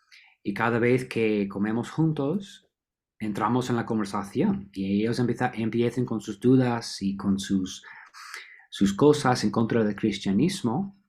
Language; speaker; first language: Spanish; non-native, fluent; English